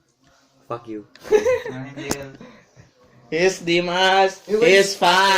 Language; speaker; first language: English; non-native, learner; Indonesian